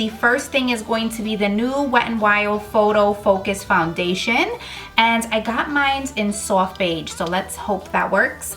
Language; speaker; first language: English; native; English